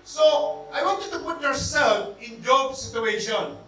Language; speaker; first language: English; non-native, local second language; Filipino